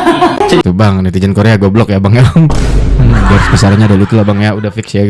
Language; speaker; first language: Indonesian; native; Indonesian